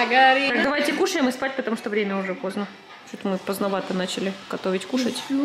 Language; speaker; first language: Russian; native; Russian